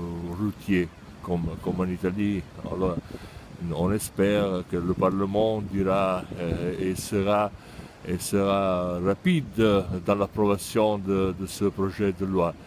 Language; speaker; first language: French; non-native, fluent; Italian